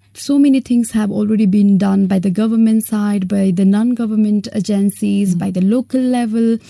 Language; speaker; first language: English; non-native, local second language; Nepali